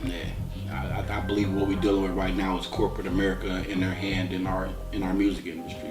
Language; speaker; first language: English; native; English